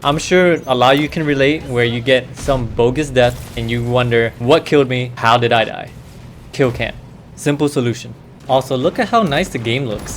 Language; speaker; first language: English; native; English